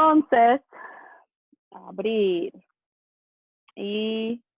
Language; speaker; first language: Spanish; non-native, fluent; English